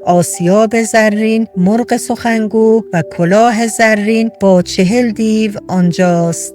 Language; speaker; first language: Persian; native; Persian